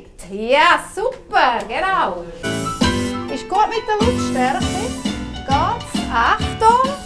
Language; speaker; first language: German; native; German